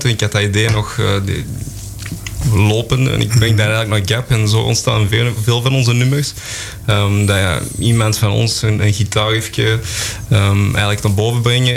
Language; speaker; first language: Dutch; native; Dutch